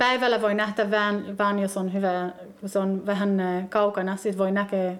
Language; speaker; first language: Finnish; early bilingual, heritage; Hebrew